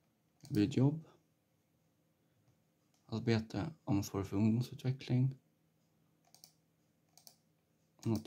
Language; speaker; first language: Swedish; native; Swedish